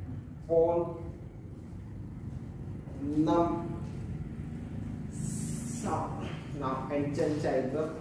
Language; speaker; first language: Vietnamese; non-native, learner; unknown